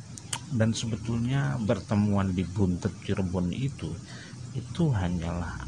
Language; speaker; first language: Indonesian; native; Indonesian